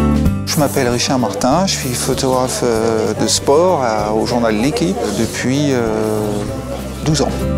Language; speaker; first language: French; native; French